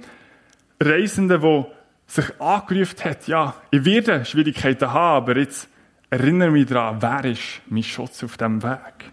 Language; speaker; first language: German; native; German